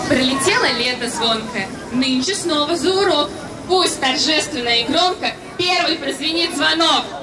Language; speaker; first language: Russian; native; Russian